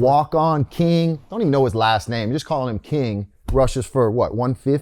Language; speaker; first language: English; native; English